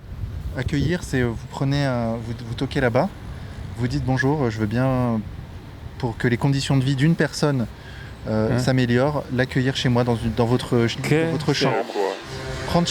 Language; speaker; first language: French; native; French